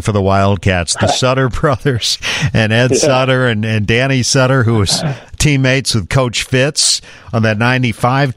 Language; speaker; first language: English; native; English